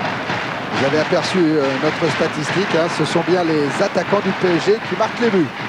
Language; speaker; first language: French; native; French